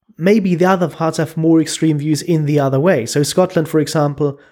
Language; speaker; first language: English; non-native, fluent; German